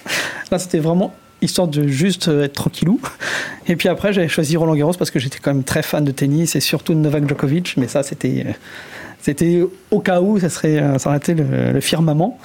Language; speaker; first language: French; native; French